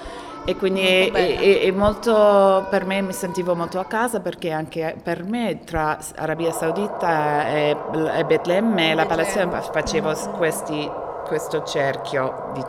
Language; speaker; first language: Italian; non-native, fluent; Arabic